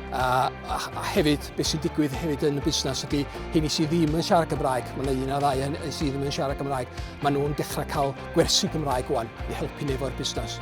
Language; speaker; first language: Welsh; native; Welsh